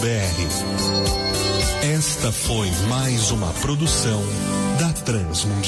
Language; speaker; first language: Portuguese; native; Portuguese